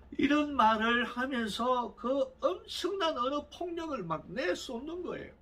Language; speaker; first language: Korean; native; Korean